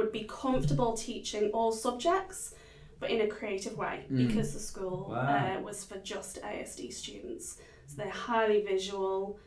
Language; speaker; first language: English; native; English